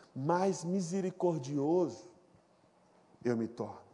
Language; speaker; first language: Portuguese; native; Portuguese